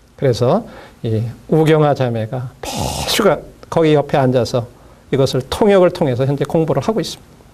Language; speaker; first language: Korean; native; Korean